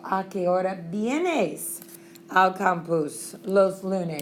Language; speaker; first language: Spanish; non-native, fluent; English